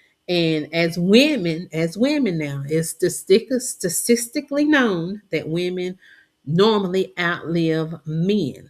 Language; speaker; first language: English; native; English